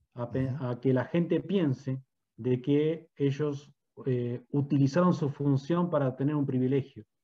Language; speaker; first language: Spanish; native; Spanish